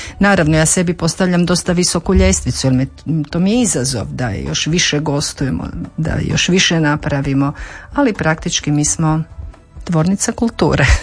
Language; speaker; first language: Croatian; native; Croatian